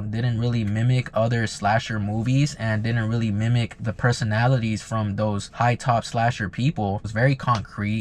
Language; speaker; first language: English; native; English